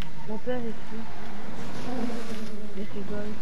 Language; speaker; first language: French; non-native, local second language; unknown